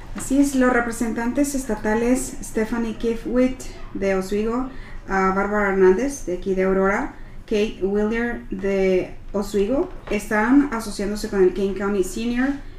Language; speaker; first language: Spanish; native; Spanish